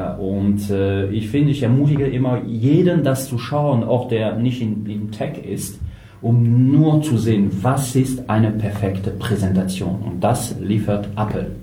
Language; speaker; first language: German; non-native, fluent; French